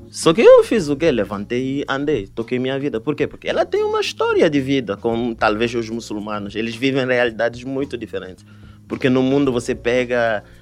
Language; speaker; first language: Portuguese; non-native, fluent; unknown